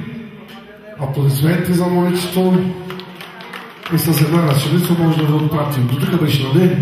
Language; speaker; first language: Bulgarian; non-native, local second language; Turkish